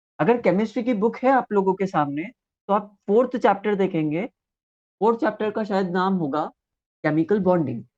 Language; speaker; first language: Hindi; native; Hindi